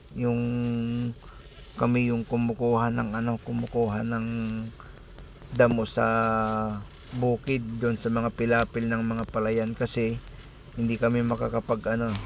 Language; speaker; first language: Filipino; non-native, local second language; Iloko